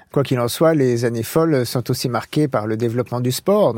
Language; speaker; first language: French; native; French